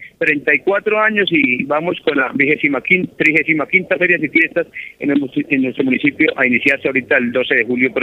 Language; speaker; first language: Spanish; native; Spanish